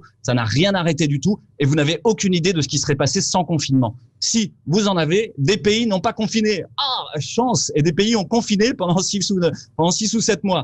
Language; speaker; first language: French; native; French